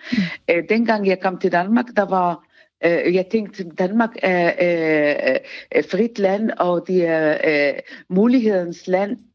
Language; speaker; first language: Danish; non-native, learner; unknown